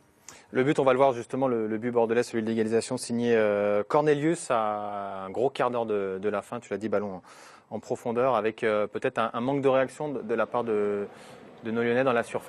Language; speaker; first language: French; native; French